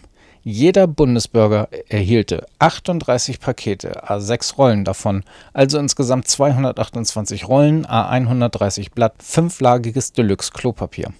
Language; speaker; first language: German; native; German